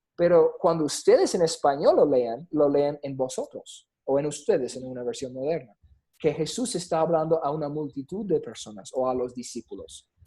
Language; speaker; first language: Spanish; non-native, fluent; English